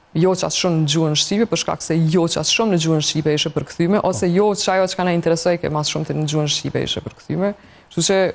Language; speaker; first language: Albanian; native; Albanian